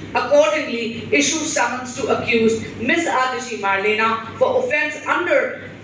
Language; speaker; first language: English; non-native, local second language; Hindi